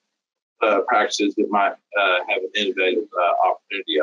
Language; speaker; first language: English; native; English